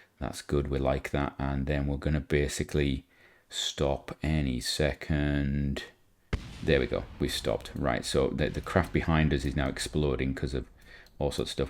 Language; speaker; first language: English; native; English